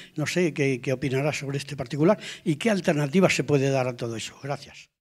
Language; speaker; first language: Spanish; native; Spanish